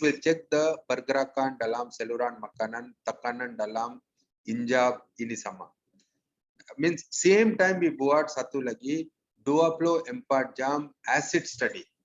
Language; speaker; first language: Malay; non-native, local second language; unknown